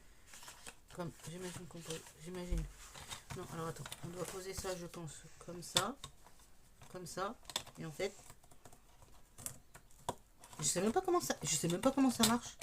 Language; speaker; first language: French; native; French